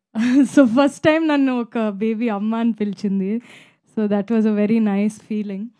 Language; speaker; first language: Telugu; non-native, fluent; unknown